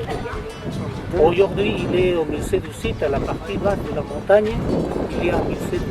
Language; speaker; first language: French; non-native, fluent; Spanish